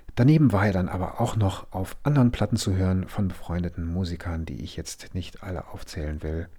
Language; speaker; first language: German; native; German